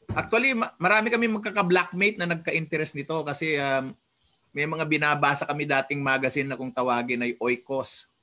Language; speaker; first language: Filipino; non-native, local second language; Iloko